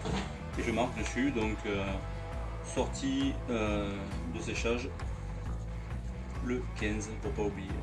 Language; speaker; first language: French; native; French